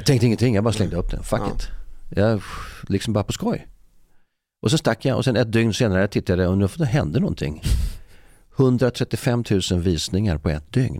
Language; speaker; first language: Swedish; native; Swedish